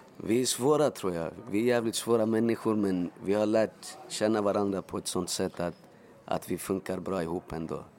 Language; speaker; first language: Swedish; early bilingual, other home language; Spanish